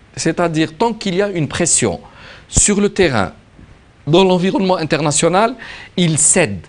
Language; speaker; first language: French; non-native, local second language; Arabic